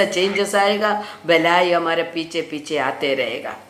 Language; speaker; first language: Hindi; non-native, local second language; Malayalam